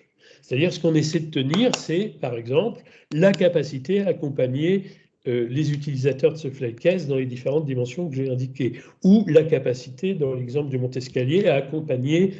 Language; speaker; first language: French; native; French